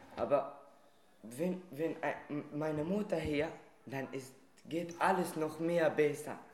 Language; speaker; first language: German; non-native, learner; Arabic